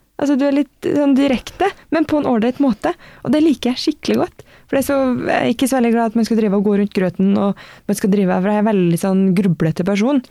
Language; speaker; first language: Norwegian; native; Norwegian